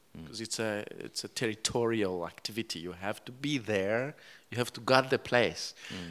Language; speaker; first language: English; non-native, local second language; Kinyarwanda